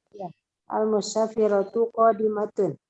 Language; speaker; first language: Arabic; non-native, learner; Indonesian